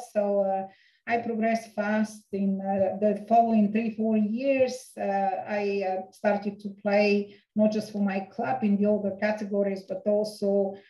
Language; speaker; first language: English; non-native, fluent; Bulgarian